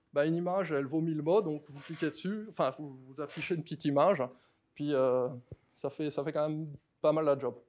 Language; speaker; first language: French; native; French